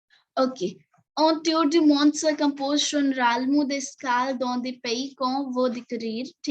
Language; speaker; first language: French; non-native, fluent; Hindi